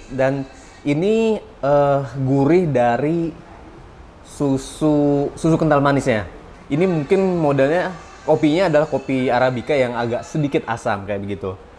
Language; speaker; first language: Indonesian; native; Indonesian